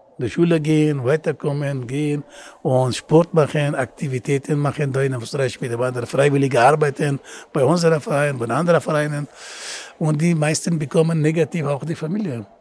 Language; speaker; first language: German; non-native, learner; Persian